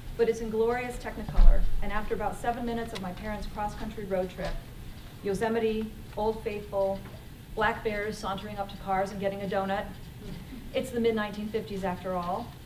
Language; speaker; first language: English; native; English